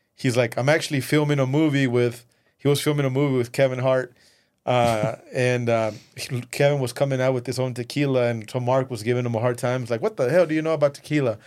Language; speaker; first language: English; early bilingual, other home language; Spanish